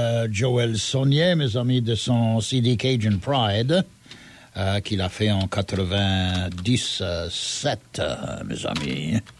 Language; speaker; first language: French; early bilingual, heritage; French